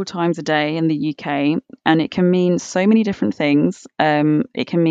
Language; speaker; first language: English; native; English